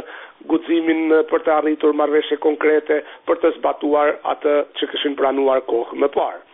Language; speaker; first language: Albanian; native; Albanian